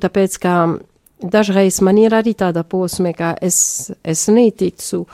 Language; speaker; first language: Latvian; non-native, learner; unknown